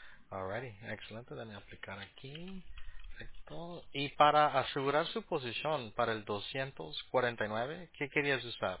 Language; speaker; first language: Spanish; early bilingual, heritage; Spanish